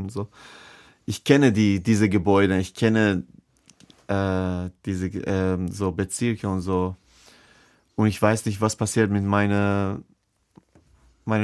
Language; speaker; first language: German; non-native, fluent; Persian